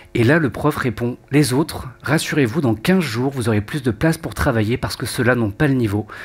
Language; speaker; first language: French; native; French